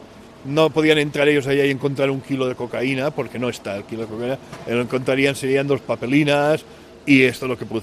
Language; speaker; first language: Spanish; native; Spanish